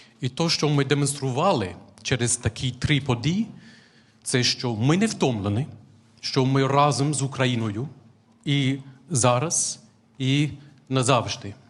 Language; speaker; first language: Ukrainian; non-native, fluent; English